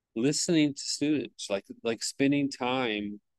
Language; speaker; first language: English; native; English